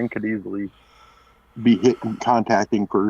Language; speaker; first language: English; native; English